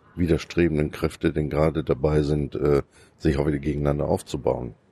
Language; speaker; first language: German; native; German